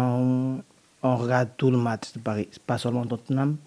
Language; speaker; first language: French; non-native, learner; Portuguese